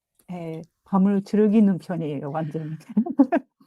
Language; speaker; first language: Korean; non-native, fluent; Japanese